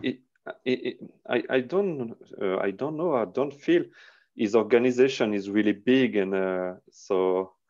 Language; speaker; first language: English; non-native, learner; French